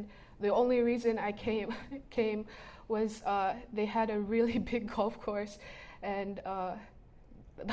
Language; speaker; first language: English; early bilingual, other home language; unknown